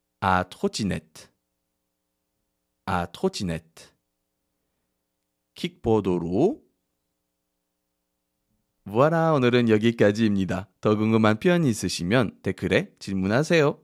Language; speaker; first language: Korean; non-native, fluent; French